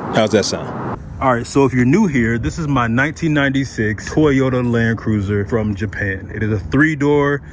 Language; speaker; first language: English; native; English